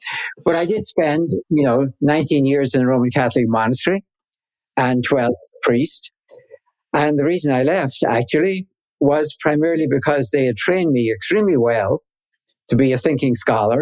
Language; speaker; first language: English; native; English